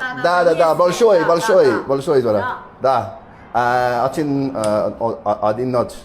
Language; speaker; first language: Russian; non-native, learner; English